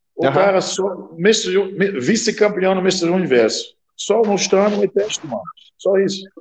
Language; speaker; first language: Portuguese; non-native, fluent; Dutch